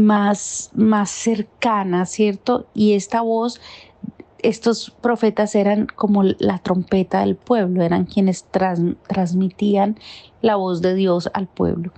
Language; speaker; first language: Spanish; native; Spanish